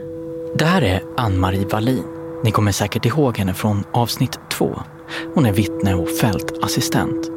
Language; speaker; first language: Swedish; native; Swedish